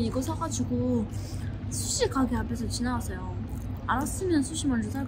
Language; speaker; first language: Korean; native; Korean